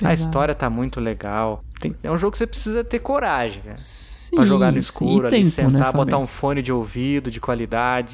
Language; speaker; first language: Portuguese; native; Portuguese